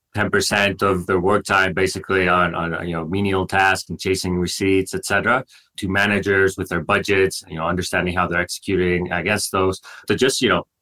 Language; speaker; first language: English; non-native, fluent; Spanish